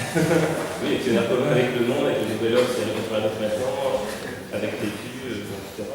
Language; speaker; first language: French; native; French